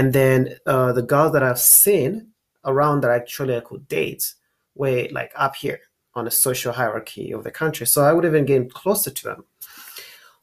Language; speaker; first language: English; non-native, local second language; Kinyarwanda